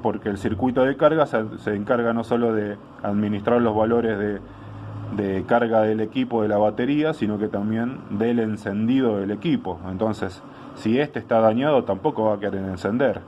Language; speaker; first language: Spanish; native; Spanish